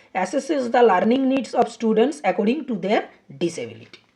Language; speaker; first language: English; non-native, local second language; Bangla